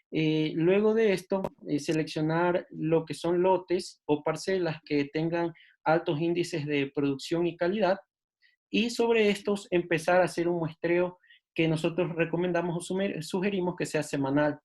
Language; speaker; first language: Spanish; native; Spanish